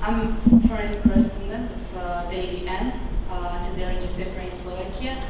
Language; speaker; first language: English; non-native, fluent; Slovak